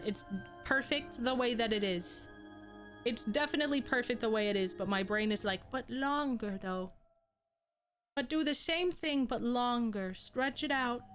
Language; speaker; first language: English; native; English